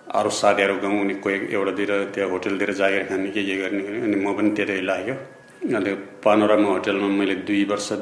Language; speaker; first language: Nepali; non-native, local second language; Eastern Tamang